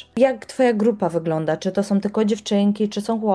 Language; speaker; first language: Polish; native; Polish